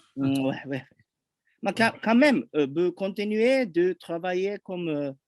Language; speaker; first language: French; non-native, fluent; Japanese